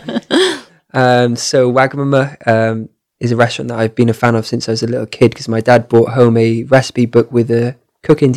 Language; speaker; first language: English; native; English